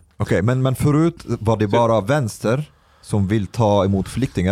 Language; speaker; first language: Swedish; non-native, fluent; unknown